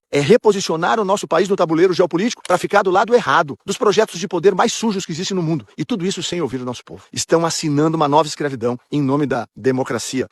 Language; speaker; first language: Portuguese; native; Portuguese